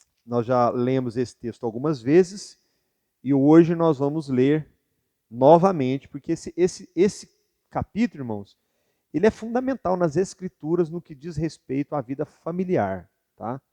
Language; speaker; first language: Portuguese; native; Portuguese